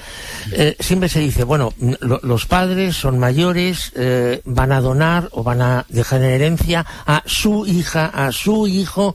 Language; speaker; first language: Spanish; native; Spanish